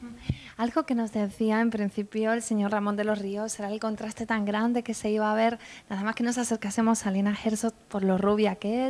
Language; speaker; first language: Spanish; native; Spanish